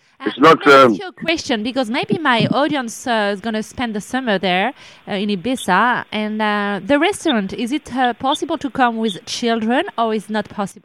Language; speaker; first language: English; non-native, learner; French